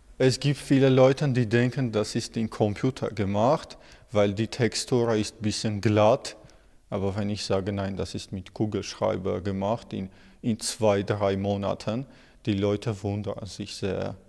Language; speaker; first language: German; non-native, learner; Armenian